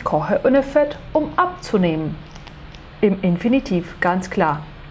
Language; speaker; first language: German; non-native, fluent; Portuguese